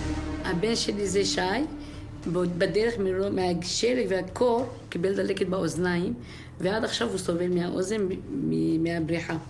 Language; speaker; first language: Hebrew; non-native, fluent; Arabic